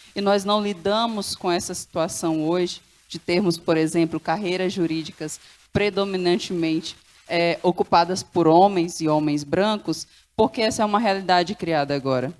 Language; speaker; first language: Portuguese; non-native, local second language; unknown